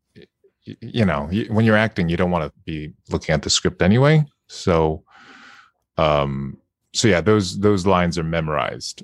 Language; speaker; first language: English; non-native, fluent; Japanese